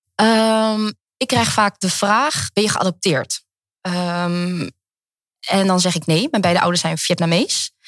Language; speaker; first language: Dutch; early bilingual, other home language; Vietnamese